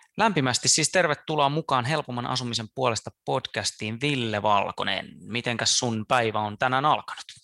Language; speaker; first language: Finnish; native; Finnish